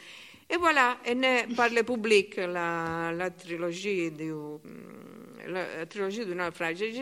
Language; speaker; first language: French; non-native, learner; Italian